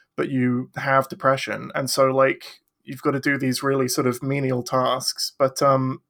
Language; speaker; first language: English; native; English